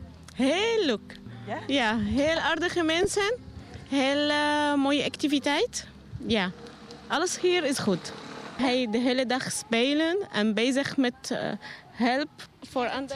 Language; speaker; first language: Dutch; non-native, learner; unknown